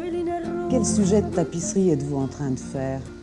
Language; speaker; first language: French; native; French